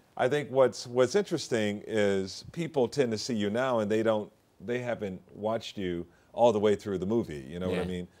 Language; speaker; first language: English; native; English